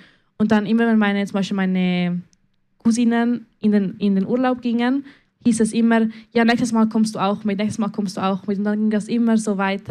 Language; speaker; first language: German; early bilingual, other home language; Spanish